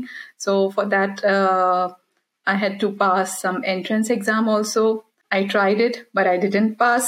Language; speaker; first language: English; non-native, local second language; Hindi